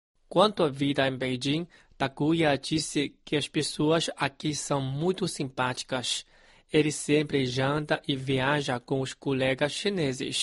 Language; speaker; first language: Portuguese; non-native, fluent; Chinese